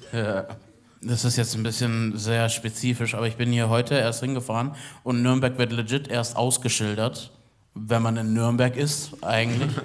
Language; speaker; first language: German; native; German